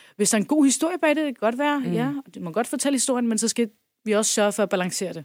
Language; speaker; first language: Danish; early bilingual, other home language; Kurdish